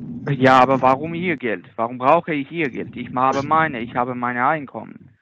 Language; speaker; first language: German; non-native, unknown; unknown